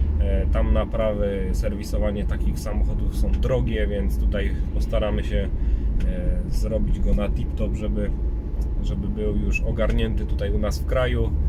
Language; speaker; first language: Polish; native; Polish